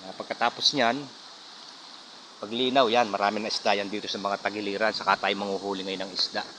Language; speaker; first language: Filipino; native; Filipino